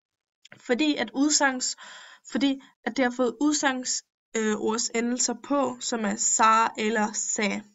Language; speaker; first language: Danish; early bilingual, other home language; Turkish